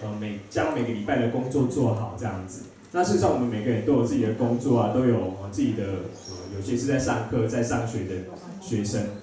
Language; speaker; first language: Chinese; native; Chinese